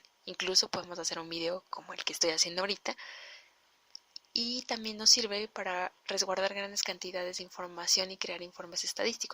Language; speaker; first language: Spanish; native; Spanish